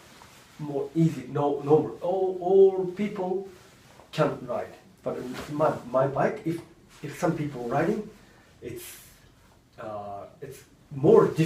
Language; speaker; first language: English; non-native, learner; Japanese